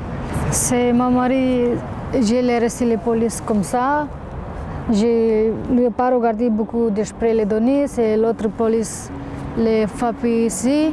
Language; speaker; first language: French; non-native, learner; Romanian